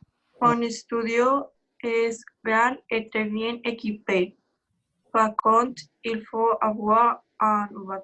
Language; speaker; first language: French; non-native, learner; Spanish